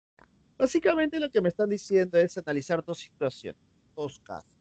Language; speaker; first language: Spanish; native; Spanish